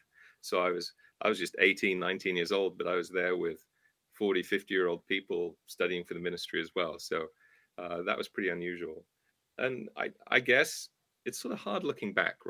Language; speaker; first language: English; native; English